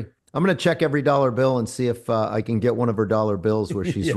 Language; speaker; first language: English; native; English